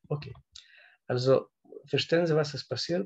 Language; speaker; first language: German; non-native, learner; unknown